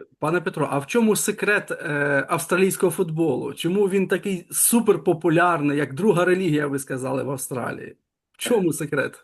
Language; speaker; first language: Ukrainian; native; Ukrainian